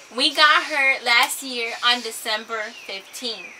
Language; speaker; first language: English; early bilingual, other home language; Spanish